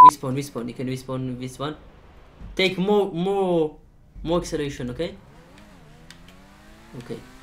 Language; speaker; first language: English; non-native, learner; French